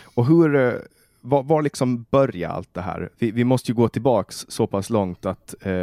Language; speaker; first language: Swedish; native; Swedish